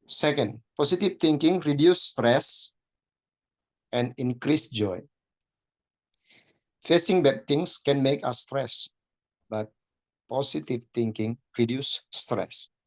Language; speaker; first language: English; non-native, learner; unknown